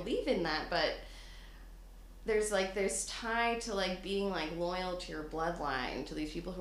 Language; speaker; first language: English; native; English